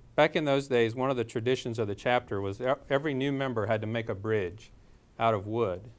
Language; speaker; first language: English; native; English